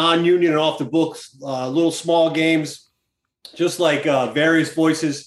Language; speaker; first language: English; native; English